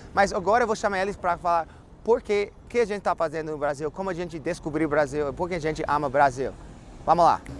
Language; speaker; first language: Portuguese; non-native, fluent; English